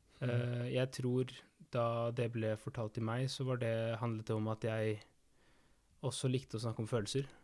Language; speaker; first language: Norwegian; early bilingual, other home language; Spanish